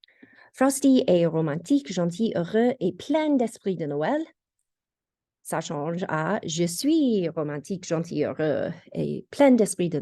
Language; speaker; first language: French; non-native, fluent; English